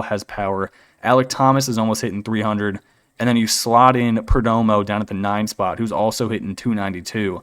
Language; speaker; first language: English; native; English